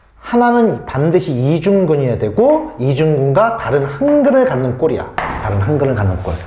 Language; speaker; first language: Korean; native; Korean